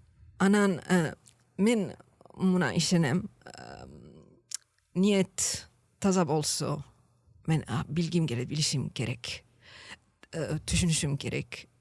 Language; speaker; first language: Kyrgyz; non-native, learner; Italian